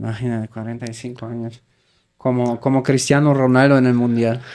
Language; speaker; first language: Spanish; native; Spanish